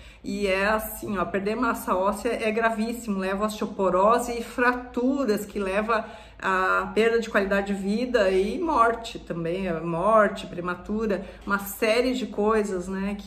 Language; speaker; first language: Portuguese; native; Portuguese